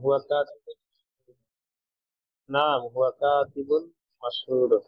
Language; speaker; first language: Arabic; non-native, learner; Bangla